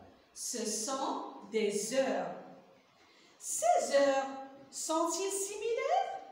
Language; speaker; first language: French; non-native, local second language; Arabic